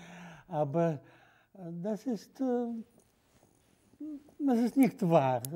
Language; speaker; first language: German; non-native, fluent; Russian